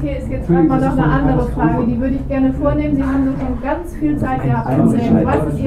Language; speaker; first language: German; native; German